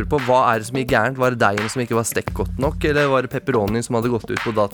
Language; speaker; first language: Norwegian; native; Norwegian